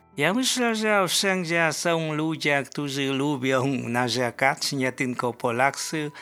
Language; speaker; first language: Polish; non-native, fluent; Vietnamese